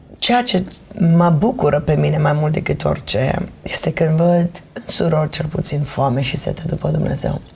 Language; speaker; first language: Romanian; native; Romanian